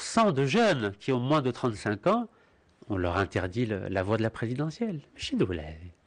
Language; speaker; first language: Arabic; early bilingual, heritage; Arabic